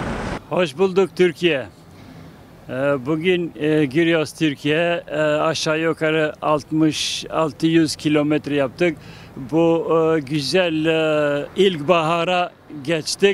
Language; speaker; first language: Turkish; non-native, fluent; Albanian